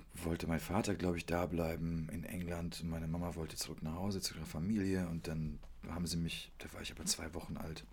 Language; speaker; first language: German; early bilingual, other home language; Polish